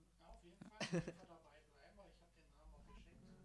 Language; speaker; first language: German; native; German